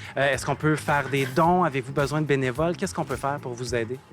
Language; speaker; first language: French; native; French